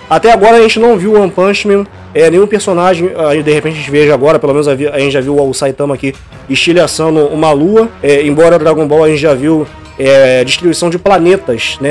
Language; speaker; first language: Portuguese; native; Portuguese